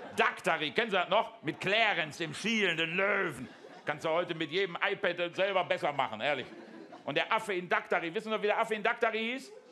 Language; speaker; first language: German; native; German